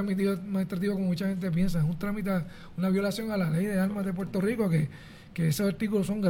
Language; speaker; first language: Spanish; native; Spanish